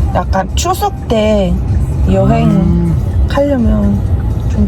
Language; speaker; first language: Korean; non-native, fluent; Arabic